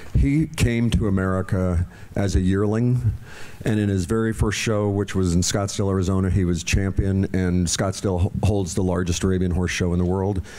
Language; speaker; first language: English; native; English